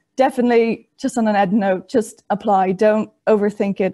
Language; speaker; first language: English; native; English